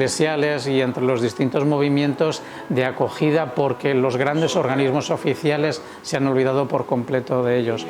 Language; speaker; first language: Spanish; native; Spanish